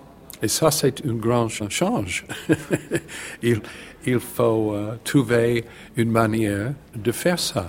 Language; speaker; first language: French; non-native, learner; English